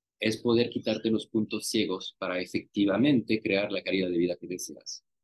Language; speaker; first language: Spanish; non-native, fluent; French